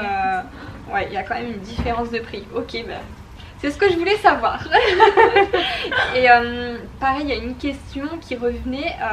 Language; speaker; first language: French; native; French